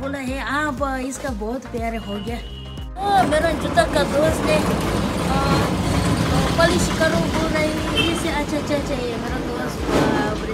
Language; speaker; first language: Hindi; non-native, local second language; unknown